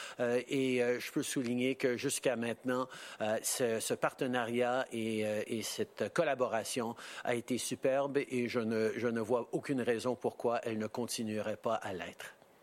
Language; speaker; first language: French; early bilingual, heritage; French